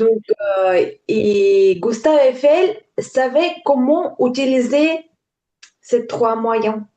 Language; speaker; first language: French; non-native, learner; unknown